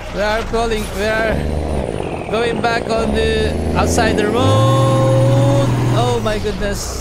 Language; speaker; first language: English; non-native, local second language; Filipino